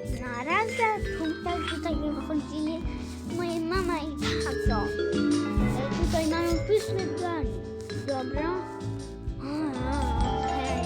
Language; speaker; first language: Polish; early bilingual, heritage; Polish